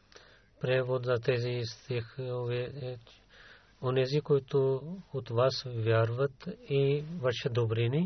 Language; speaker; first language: Bulgarian; non-native, learner; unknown